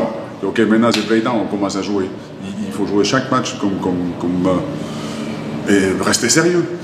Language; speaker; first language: French; non-native, fluent; Finnish